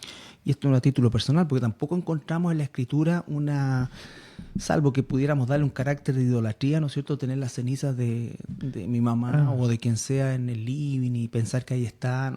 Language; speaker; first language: Spanish; native; Spanish